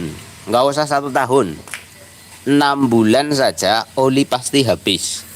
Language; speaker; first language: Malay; non-native, local second language; Javanese